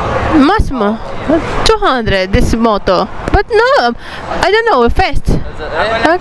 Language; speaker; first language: English; non-native, learner; Arabic